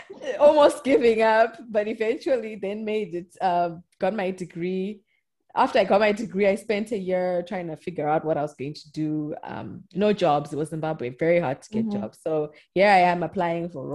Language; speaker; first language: English; non-native, local second language; Shona